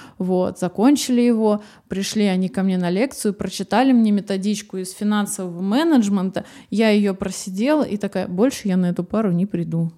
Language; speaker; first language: Russian; native; Russian